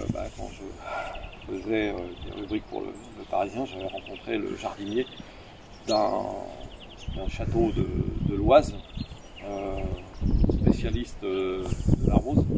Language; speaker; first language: French; native; French